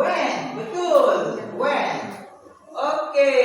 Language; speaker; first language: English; non-native, learner; Indonesian